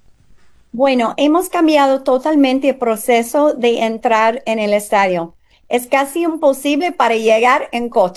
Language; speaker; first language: Spanish; non-native, fluent; English